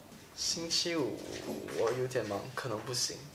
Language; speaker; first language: Chinese; non-native, learner; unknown